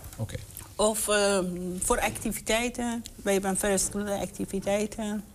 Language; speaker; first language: Dutch; non-native, learner; Persian